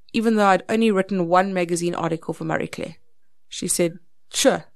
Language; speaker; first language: English; native; English